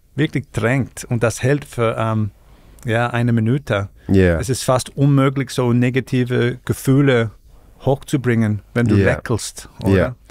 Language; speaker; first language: German; non-native, fluent; English